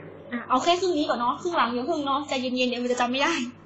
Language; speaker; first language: Chinese; non-native, fluent; Thai